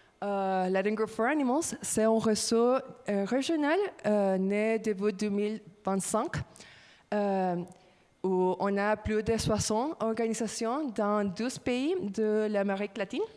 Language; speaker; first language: French; non-native, fluent; Spanish